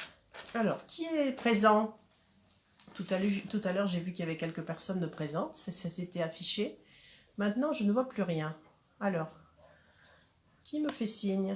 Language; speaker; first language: French; native; French